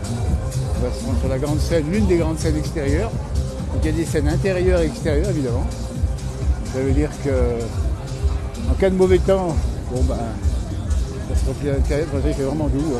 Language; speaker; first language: French; native; French